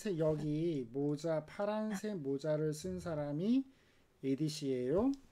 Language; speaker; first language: Korean; native; Korean